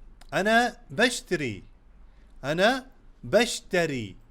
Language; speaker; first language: Arabic; non-native, fluent; Urdu